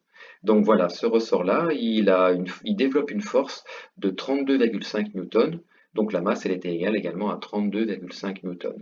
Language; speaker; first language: French; native; French